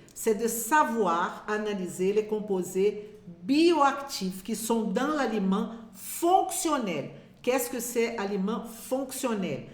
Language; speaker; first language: French; non-native, fluent; Portuguese